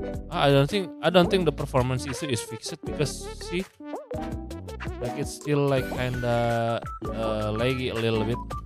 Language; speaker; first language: English; non-native, learner; Indonesian